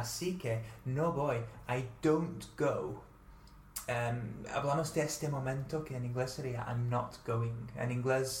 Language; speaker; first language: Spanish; non-native, fluent; English